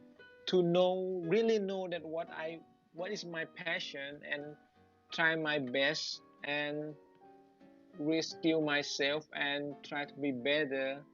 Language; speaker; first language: English; non-native, learner; Thai